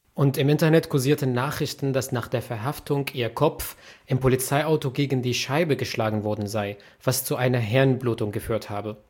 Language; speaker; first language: German; native; German